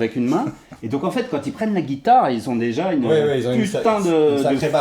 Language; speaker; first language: French; native; French